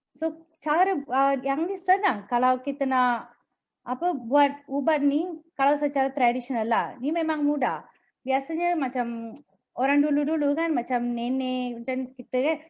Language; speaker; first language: Malay; non-native, local second language; Tamil